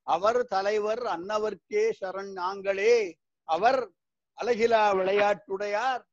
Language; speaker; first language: Tamil; native; Tamil